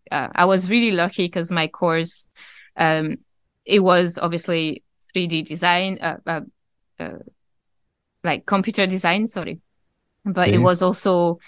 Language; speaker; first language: English; non-native, fluent; French